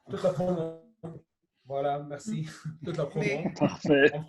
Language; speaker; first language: French; non-native, learner; Arabic